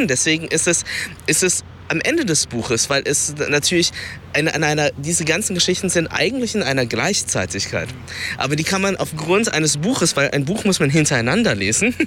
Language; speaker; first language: German; early bilingual, other home language; Vietnamese